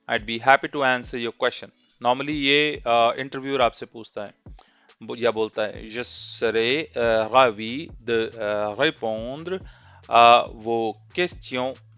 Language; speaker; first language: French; non-native, fluent; Hindi